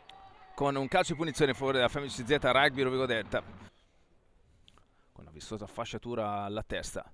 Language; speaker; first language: Italian; native; Italian